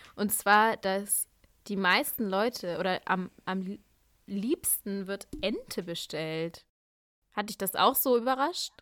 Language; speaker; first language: German; native; German